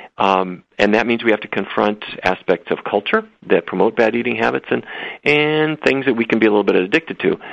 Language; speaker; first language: English; native; English